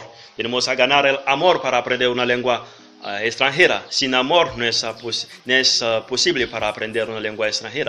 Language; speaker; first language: Spanish; non-native, learner; French